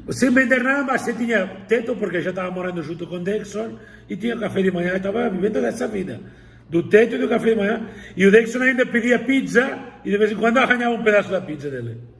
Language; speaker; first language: Portuguese; non-native, fluent; Spanish